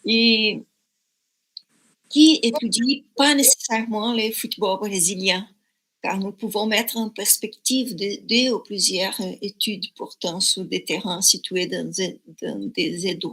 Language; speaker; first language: French; non-native, fluent; Portuguese